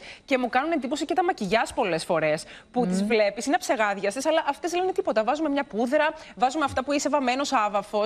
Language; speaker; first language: Greek; native; Greek